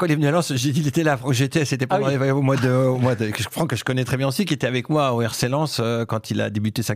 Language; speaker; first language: French; native; French